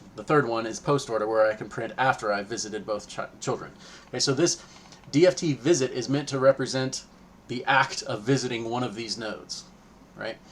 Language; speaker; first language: English; native; English